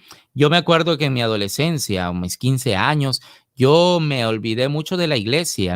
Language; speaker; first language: Spanish; native; Spanish